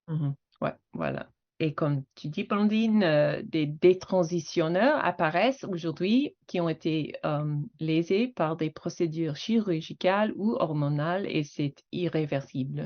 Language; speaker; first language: French; non-native, fluent; English